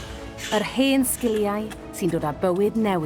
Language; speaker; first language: Welsh; native; Welsh